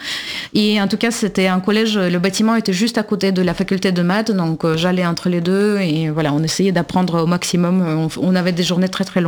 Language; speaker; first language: French; non-native, fluent; Russian